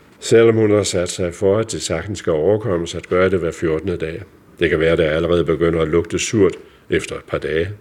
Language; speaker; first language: Danish; native; Danish